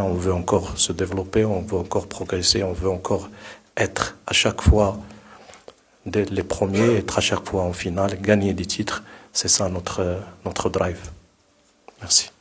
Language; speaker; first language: French; non-native, local second language; Arabic